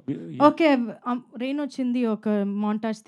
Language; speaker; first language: Telugu; non-native, fluent; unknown